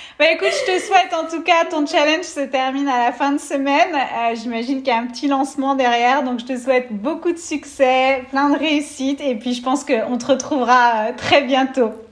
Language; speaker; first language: French; native; French